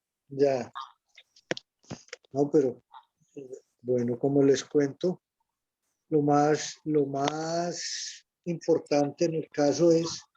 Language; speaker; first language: Spanish; native; Spanish